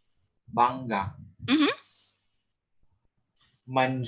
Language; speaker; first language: Indonesian; non-native, learner; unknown